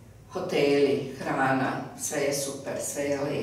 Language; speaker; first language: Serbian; early bilingual, heritage; Serbian